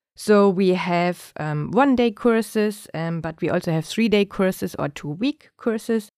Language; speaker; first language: English; non-native, fluent; German